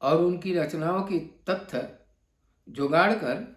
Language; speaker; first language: Hindi; non-native, local second language; Bangla